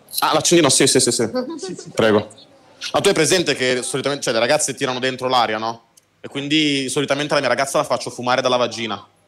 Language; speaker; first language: Italian; native; Italian